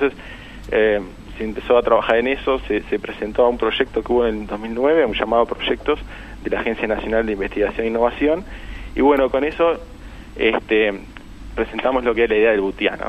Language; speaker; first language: Spanish; native; Spanish